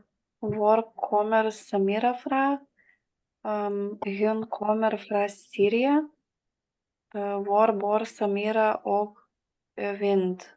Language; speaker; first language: Norwegian; non-native, learner; Lithuanian